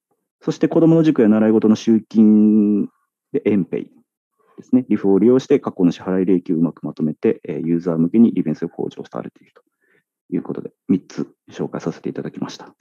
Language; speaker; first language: Japanese; native; Japanese